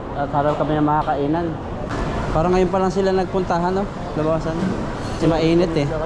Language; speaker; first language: Filipino; native; Filipino